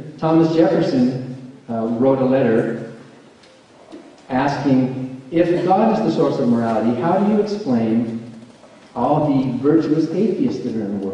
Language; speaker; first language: English; native; English